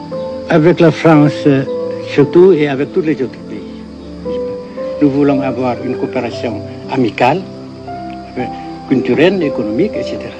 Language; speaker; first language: French; non-native, local second language; Vietnamese